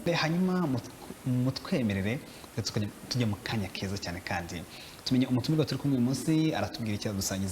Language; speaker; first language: Kinyarwanda; native; Kinyarwanda